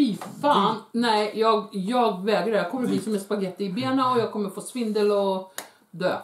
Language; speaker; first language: Swedish; native; Swedish